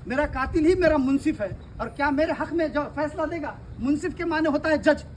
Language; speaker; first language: Hindi; non-native, local second language; Marathi